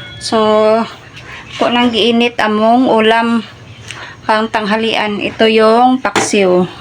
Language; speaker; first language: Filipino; non-native, local second language; Cebuano